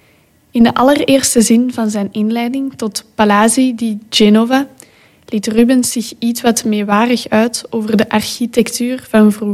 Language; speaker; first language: Dutch; native; Dutch